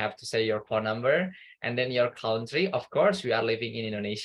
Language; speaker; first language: English; non-native, fluent; Indonesian